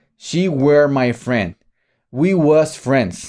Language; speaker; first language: English; non-native, fluent; Spanish